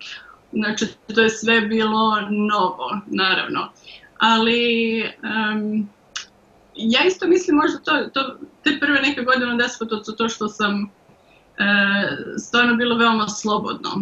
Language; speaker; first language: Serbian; early bilingual, heritage; Serbian